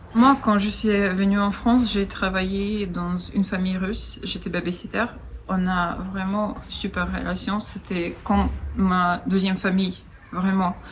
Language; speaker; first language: French; non-native, fluent; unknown